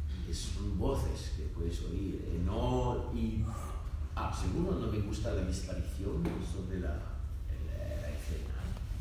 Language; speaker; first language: Spanish; non-native, learner; French